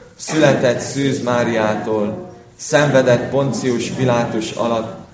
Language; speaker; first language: Hungarian; native; Hungarian